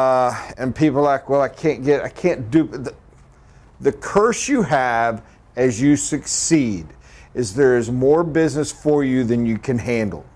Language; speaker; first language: English; native; English